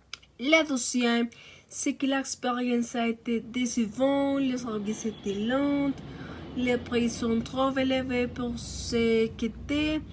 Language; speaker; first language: French; non-native, learner; Spanish